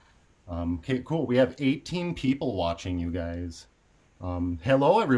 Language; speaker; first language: English; native; English